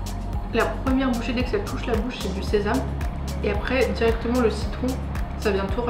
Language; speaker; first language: French; native; French